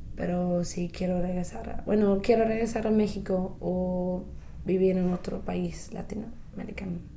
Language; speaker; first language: Spanish; non-native, learner; English